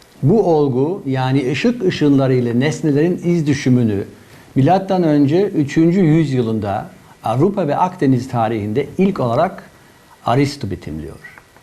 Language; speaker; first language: Turkish; non-native, fluent; German